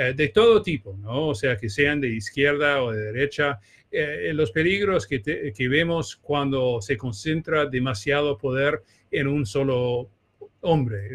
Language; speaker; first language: Spanish; non-native, fluent; English